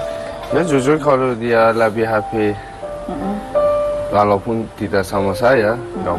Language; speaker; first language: Indonesian; non-native, learner; Persian